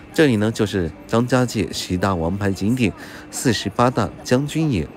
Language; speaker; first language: Chinese; native; Chinese